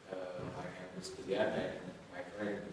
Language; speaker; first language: English; non-native, learner; Indonesian